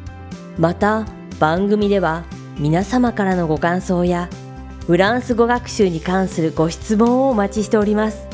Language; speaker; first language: Japanese; native; Japanese